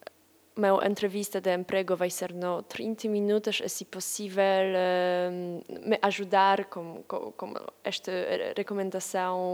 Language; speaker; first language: Portuguese; non-native, learner; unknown